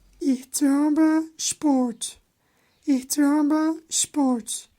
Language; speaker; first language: German; non-native, fluent; Turkish